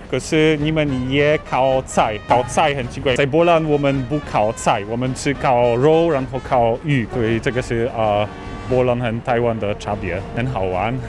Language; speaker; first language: Chinese; non-native, fluent; Polish